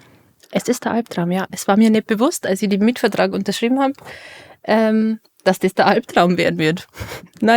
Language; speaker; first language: German; native; German